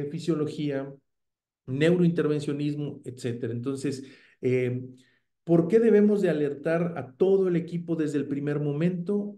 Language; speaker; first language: Spanish; native; Spanish